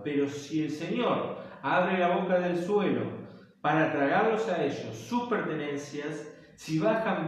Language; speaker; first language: Spanish; native; Spanish